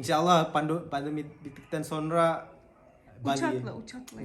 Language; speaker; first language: Turkish; non-native, learner; Indonesian